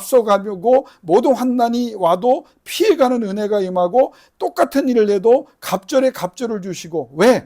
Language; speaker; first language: Korean; native; Korean